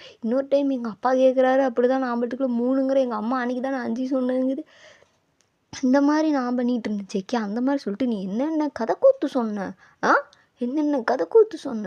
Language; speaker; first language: Tamil; native; Tamil